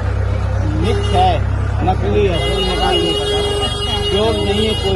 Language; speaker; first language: Hindi; native; Hindi